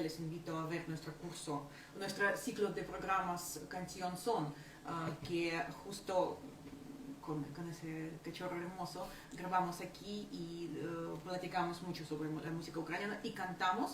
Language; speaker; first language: Spanish; non-native, fluent; Ukrainian